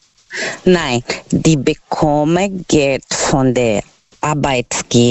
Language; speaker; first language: German; non-native, learner; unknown